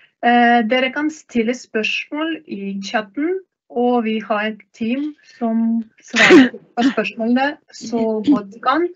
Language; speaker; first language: Norwegian; non-native, fluent; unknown